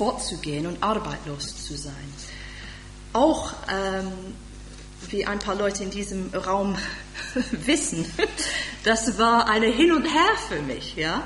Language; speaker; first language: German; non-native, fluent; English